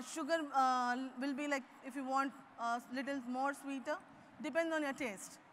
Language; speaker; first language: English; non-native, local second language; Urdu